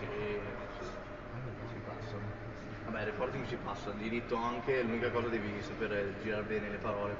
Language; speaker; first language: Italian; native; Italian